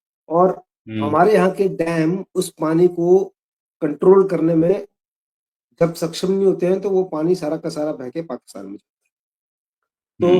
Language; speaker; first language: Hindi; native; Hindi